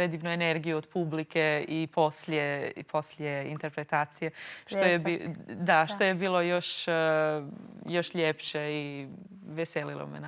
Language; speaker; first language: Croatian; non-native, local second language; Albanian